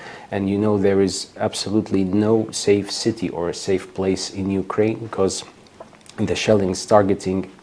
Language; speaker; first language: English; non-native, fluent; Ukrainian